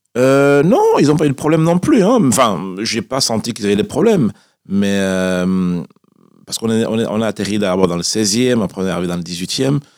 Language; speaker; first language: French; early bilingual, other home language; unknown